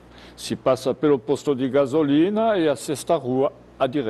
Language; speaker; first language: Portuguese; non-native, fluent; French